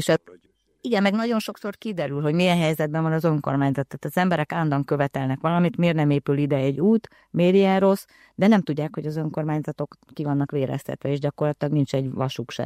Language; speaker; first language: Hungarian; native; Hungarian